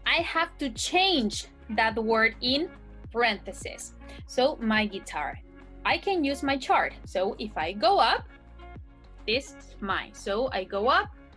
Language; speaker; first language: English; non-native, fluent; Spanish